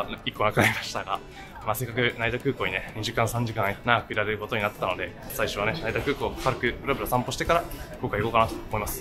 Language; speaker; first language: Japanese; native; Japanese